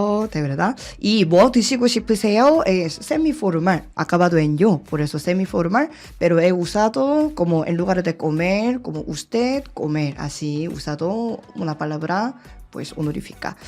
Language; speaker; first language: Spanish; non-native, learner; Korean